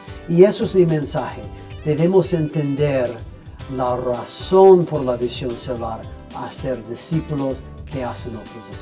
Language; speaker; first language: Spanish; non-native, fluent; English